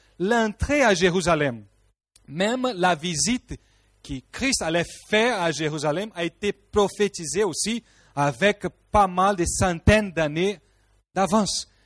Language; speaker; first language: French; non-native, fluent; Portuguese